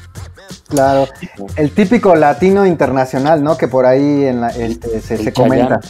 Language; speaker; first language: Spanish; native; Spanish